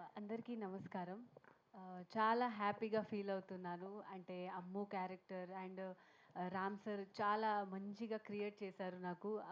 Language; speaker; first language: Telugu; non-native, learner; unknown